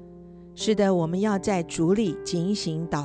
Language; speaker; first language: Chinese; native; Chinese